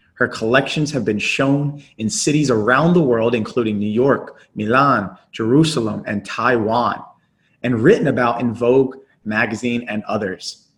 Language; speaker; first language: English; native; English